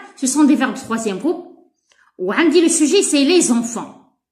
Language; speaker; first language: French; non-native, local second language; Arabic